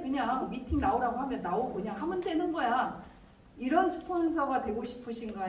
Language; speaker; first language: Korean; native; Korean